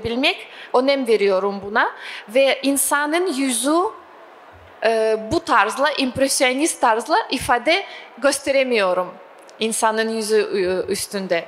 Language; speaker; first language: Turkish; non-native, fluent; Russian